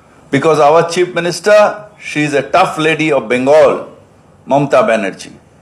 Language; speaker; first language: English; non-native, local second language; Bangla